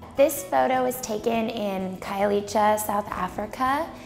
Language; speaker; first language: English; native; English